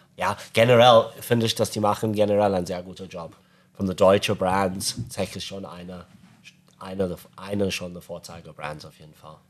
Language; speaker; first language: German; non-native, fluent; English